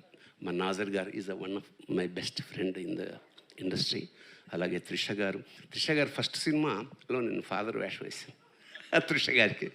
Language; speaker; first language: Telugu; native; Telugu